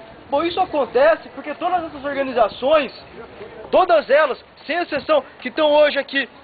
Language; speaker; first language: Portuguese; native; Portuguese